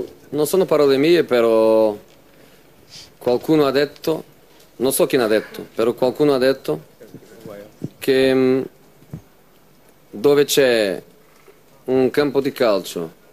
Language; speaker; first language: Italian; non-native, fluent; Portuguese